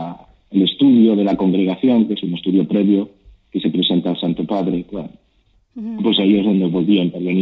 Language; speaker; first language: Spanish; native; Spanish